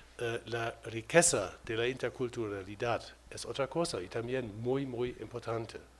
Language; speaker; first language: Spanish; non-native, fluent; German